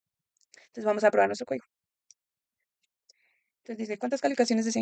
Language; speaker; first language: Spanish; native; Spanish